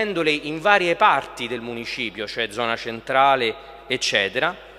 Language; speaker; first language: Italian; native; Italian